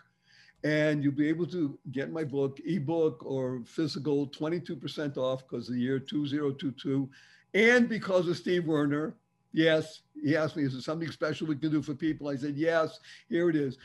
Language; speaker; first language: English; native; English